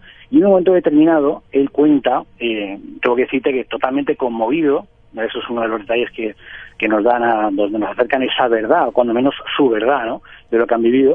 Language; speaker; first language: Spanish; native; Spanish